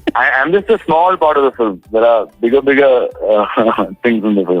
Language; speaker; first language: English; non-native, local second language; Malayalam